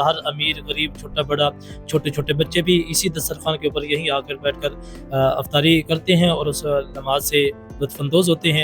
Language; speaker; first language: Urdu; native; Urdu